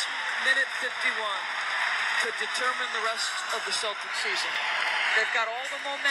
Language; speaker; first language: English; native; English